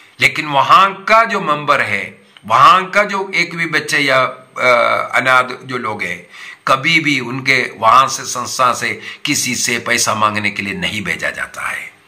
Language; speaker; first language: Hindi; non-native, local second language; Malayalam